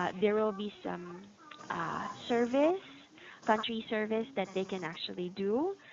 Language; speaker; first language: English; non-native, fluent; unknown